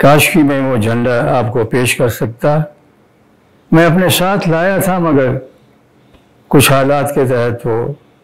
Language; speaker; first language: Urdu; native; Urdu